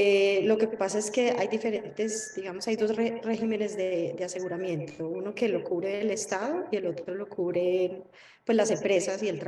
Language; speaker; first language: Spanish; native; Spanish